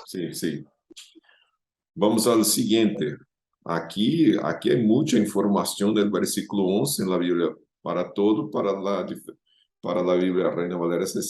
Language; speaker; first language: Spanish; non-native, fluent; Portuguese